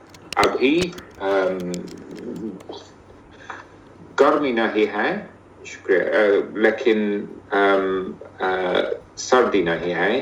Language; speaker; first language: Hindi; non-native, learner; English